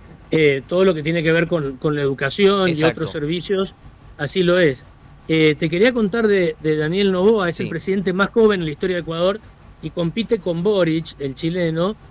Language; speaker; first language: Spanish; native; Spanish